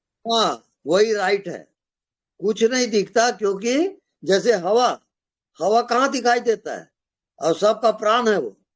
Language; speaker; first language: Hindi; native; Hindi